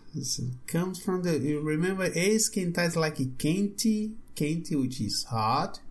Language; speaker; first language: English; non-native, fluent; Portuguese